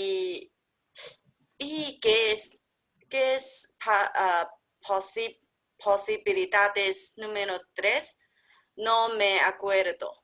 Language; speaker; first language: Spanish; non-native, learner; Chinese